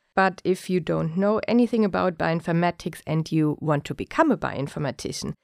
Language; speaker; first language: English; non-native, fluent; German